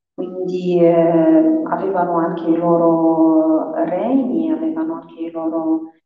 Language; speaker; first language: Italian; non-native, fluent; Arabic